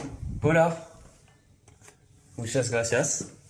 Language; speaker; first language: Spanish; non-native, learner; French